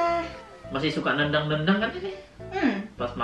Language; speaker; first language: Indonesian; native; Indonesian